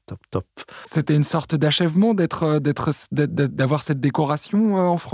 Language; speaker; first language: French; native; French